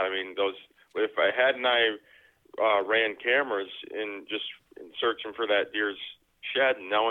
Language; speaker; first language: English; native; English